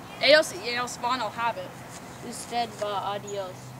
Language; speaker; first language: Spanish; non-native, learner; English